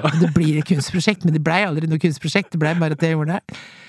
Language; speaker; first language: Norwegian; native; Norwegian